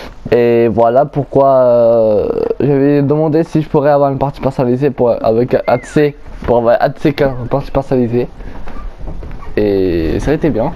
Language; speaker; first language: French; native; French